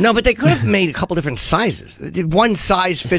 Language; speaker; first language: English; native; English